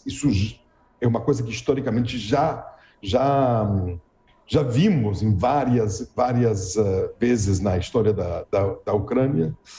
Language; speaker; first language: Portuguese; non-native, fluent; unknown